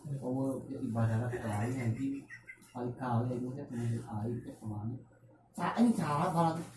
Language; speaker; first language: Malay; non-native, local second language; Sundanese